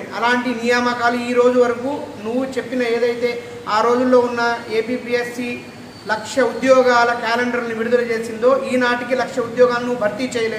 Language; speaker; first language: Telugu; native; Telugu